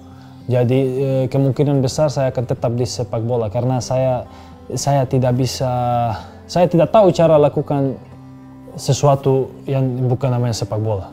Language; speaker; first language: Indonesian; non-native, fluent; Serbian